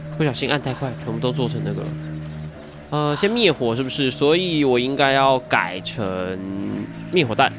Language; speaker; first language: Chinese; native; Chinese